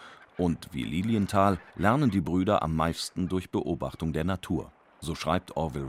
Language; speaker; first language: German; native; German